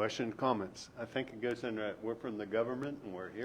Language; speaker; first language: English; native; English